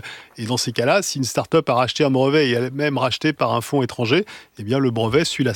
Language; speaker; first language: French; native; French